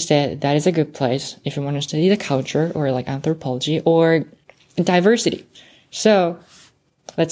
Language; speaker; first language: English; non-native, fluent; Japanese